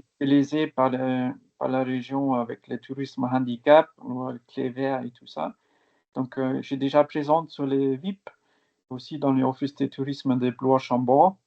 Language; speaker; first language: French; non-native, fluent; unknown